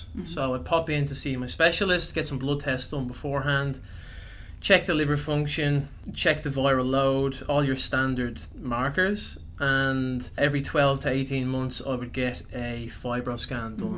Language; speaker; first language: English; native; English